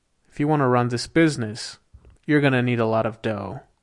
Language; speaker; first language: English; non-native, fluent; Persian